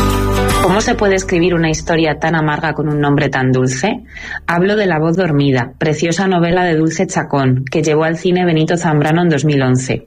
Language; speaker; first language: Spanish; native; Spanish